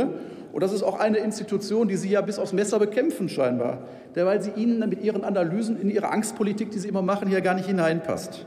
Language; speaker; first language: German; native; German